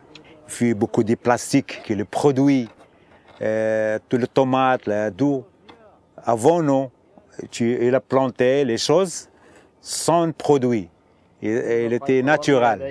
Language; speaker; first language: French; non-native, learner; Arabic